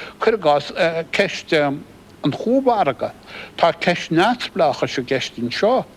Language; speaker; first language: Irish; native; Irish